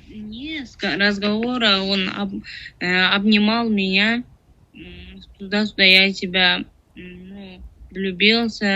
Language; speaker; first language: Russian; non-native, learner; Tajik